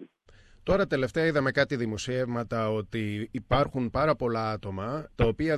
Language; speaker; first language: Greek; native; Greek